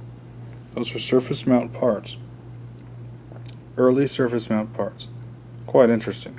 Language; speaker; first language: English; native; English